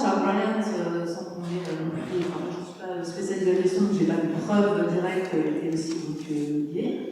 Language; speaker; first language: French; native; French